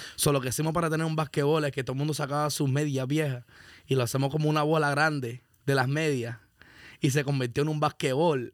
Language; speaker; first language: Spanish; early bilingual, heritage; Spanish